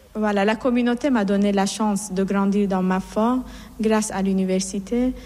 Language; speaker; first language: French; non-native, fluent; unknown